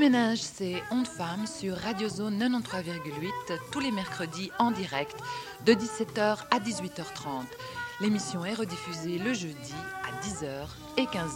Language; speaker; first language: French; native; French